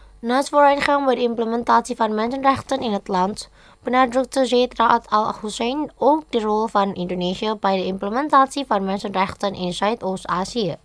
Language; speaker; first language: Dutch; non-native, fluent; Indonesian